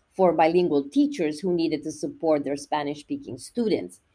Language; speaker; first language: English; non-native, fluent; Spanish